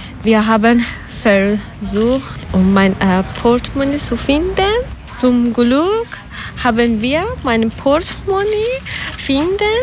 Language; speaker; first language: German; non-native, learner; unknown